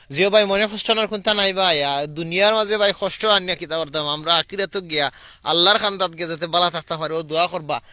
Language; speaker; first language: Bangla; native; Bangla